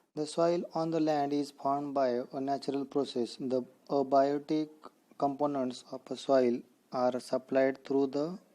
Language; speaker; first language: English; non-native, local second language; Marathi